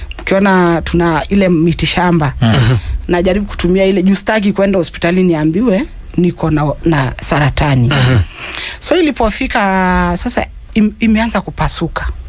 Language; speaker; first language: Swahili; non-native, local second language; Masai